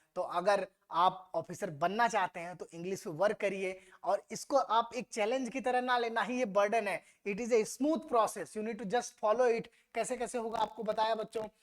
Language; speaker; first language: Hindi; native; Hindi